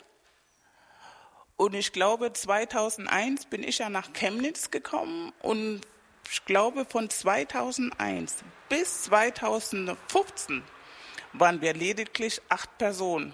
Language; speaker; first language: German; non-native, fluent; Spanish